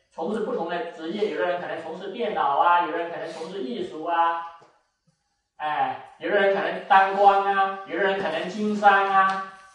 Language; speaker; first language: Chinese; native; Chinese